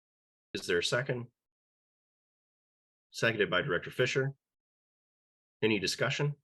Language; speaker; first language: English; native; English